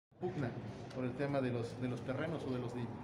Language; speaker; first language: Spanish; native; Spanish